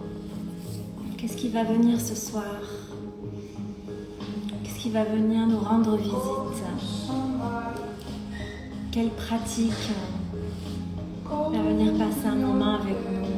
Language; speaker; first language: French; native; French